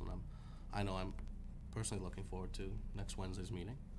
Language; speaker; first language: English; native; English